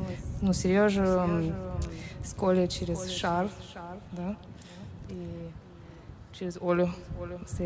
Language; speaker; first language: Russian; early bilingual, heritage; Russian